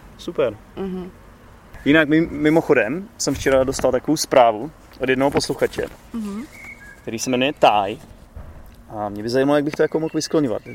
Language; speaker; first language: Czech; native; Czech